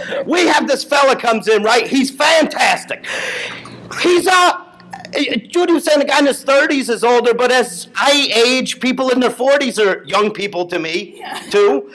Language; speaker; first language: English; native; English